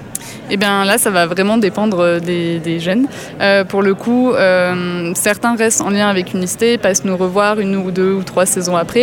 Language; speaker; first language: French; native; French